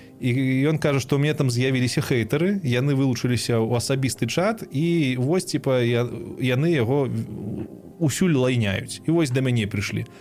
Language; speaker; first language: Belarusian; non-native, local second language; Russian